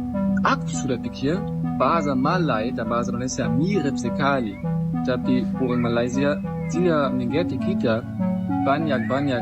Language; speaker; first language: Indonesian; non-native, learner; German